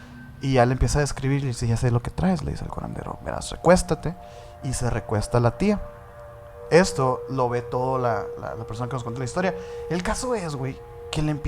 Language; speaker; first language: Spanish; native; Spanish